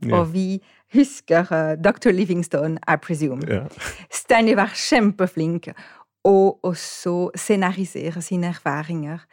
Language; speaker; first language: Norwegian; non-native, fluent; French